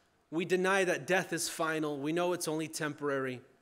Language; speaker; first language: English; early bilingual, other home language; Ukrainian